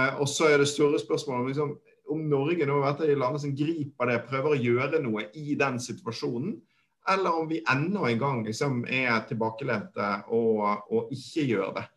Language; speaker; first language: Norwegian; native; Norwegian